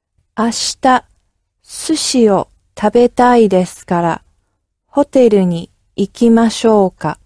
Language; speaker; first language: Japanese; non-native, learner; English